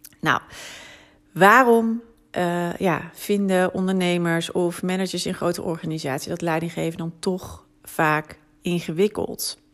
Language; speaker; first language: Dutch; native; Dutch